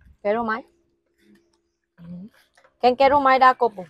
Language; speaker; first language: Portuguese; non-native, learner; Vietnamese